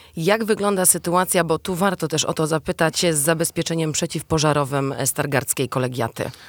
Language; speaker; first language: Polish; native; Polish